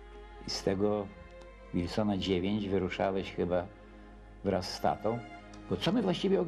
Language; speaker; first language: Polish; native; Polish